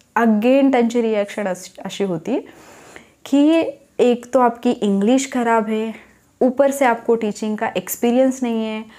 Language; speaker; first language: Hindi; non-native, local second language; Marathi